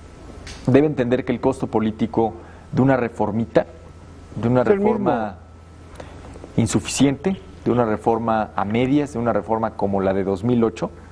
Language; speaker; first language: Spanish; native; Spanish